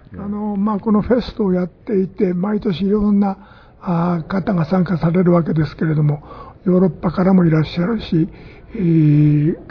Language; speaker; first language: Japanese; native; Japanese